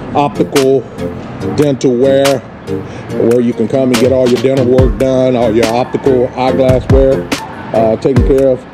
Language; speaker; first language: English; native; English